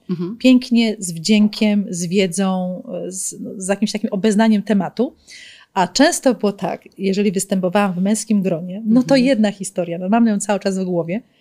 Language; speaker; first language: Polish; native; Polish